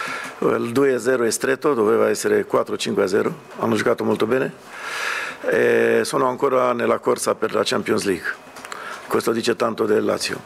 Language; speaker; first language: Italian; non-native, fluent; Romanian